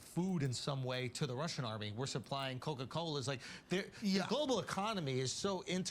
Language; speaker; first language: English; native; English